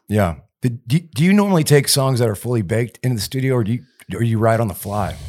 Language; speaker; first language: English; native; English